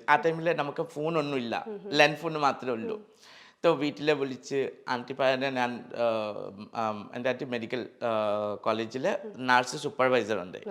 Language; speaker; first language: Malayalam; non-native, local second language; Assamese